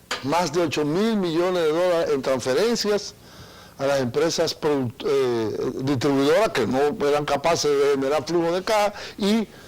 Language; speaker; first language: Spanish; native; Spanish